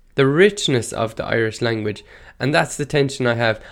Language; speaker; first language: English; non-native, local second language; Irish